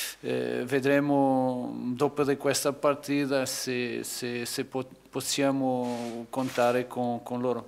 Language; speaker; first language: Italian; non-native, fluent; Portuguese